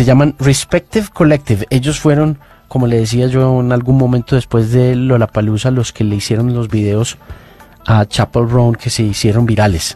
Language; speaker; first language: Spanish; native; Spanish